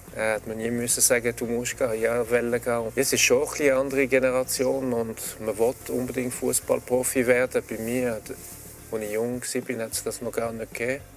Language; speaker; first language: German; non-native, local second language; French